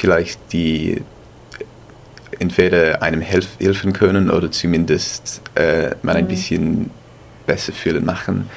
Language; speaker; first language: German; non-native, fluent; English